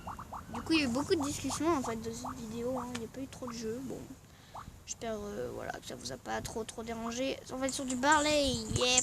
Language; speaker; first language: French; native; French